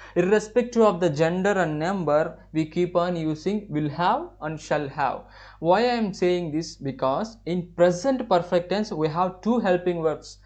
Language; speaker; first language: English; non-native, local second language; Telugu